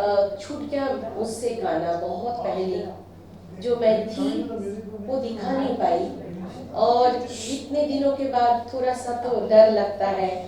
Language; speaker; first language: Hindi; non-native, local second language; Bangla